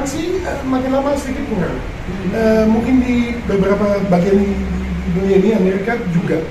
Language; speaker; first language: Indonesian; non-native, fluent; Dutch